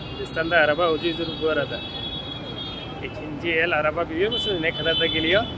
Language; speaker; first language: Turkish; non-native, fluent; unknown